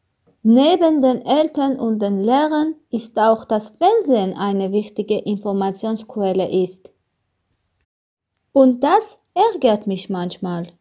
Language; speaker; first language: German; non-native, learner; Armenian